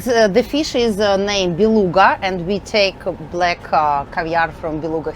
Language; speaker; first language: English; non-native, learner; Russian